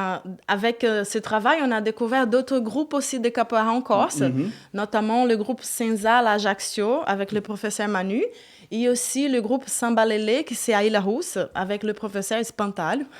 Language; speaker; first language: French; non-native, fluent; Portuguese